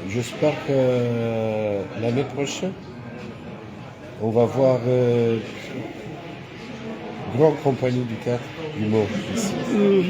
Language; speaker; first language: French; non-native, learner; Romanian